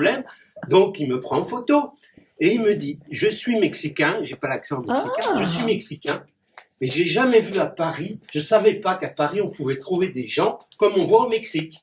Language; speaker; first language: French; native; French